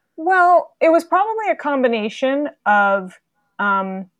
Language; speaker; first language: English; native; English